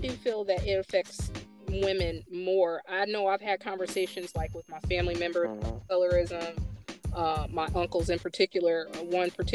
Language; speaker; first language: English; native; English